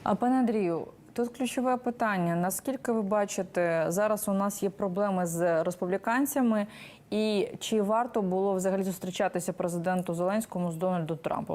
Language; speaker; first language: Ukrainian; native; Ukrainian